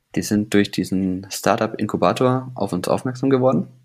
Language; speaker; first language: German; native; German